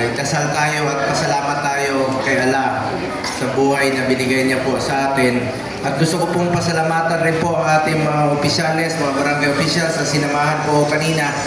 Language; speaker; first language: Filipino; non-native, local second language; Cebuano